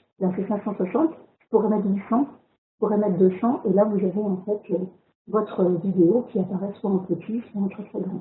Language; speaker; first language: French; native; French